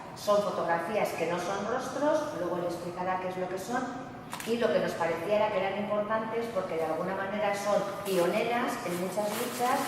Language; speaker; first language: Spanish; non-native, local second language; Basque